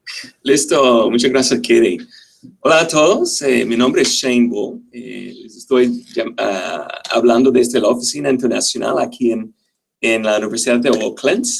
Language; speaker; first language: Spanish; non-native, fluent; English